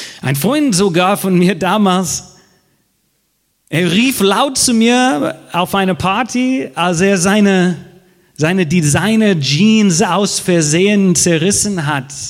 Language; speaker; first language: German; non-native, fluent; English